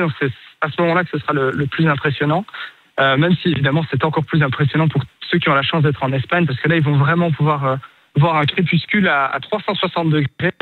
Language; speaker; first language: French; native; French